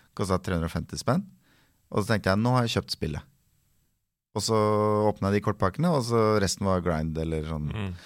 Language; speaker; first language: Norwegian; native; Norwegian